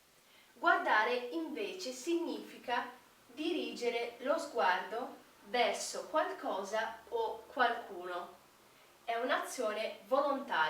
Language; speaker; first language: Italian; non-native, fluent; Portuguese